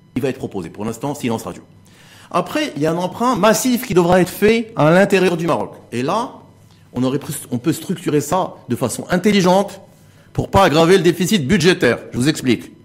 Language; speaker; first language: French; non-native, local second language; Arabic